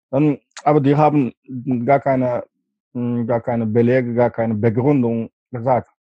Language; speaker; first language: German; non-native, fluent; Uyghur